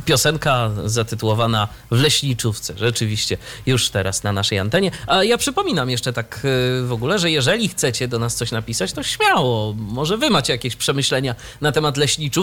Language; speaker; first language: Polish; native; Polish